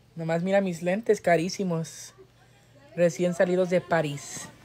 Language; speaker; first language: Spanish; early bilingual, heritage; Spanish